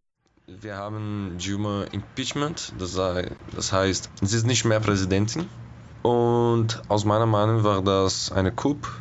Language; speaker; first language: German; non-native, fluent; Portuguese